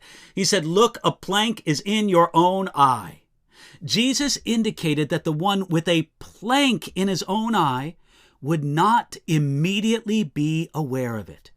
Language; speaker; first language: English; native; English